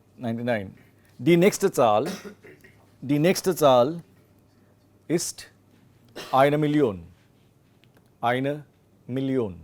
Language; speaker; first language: German; non-native, fluent; English